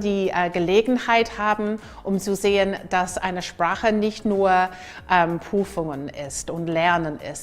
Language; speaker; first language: German; non-native, fluent; English